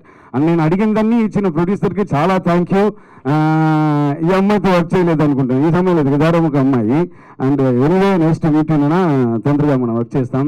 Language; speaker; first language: Telugu; non-native, fluent; Tamil